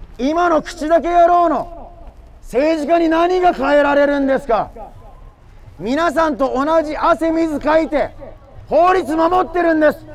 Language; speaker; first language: Japanese; native; Japanese